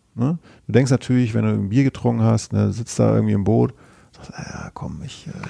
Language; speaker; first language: German; native; German